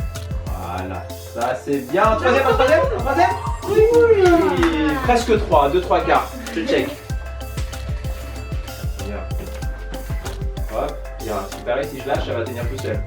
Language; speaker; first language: French; native; French